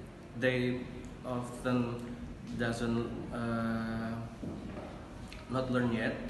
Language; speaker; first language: English; non-native, learner; Indonesian